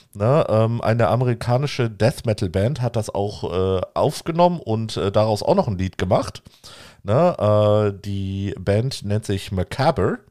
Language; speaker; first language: German; native; German